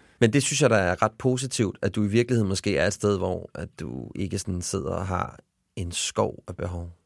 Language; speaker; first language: Danish; native; Danish